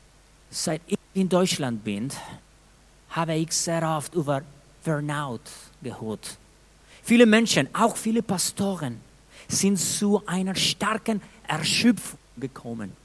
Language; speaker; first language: German; non-native, fluent; Spanish